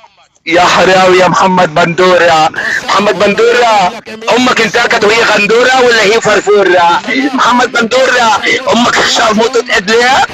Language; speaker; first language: Arabic; native; Arabic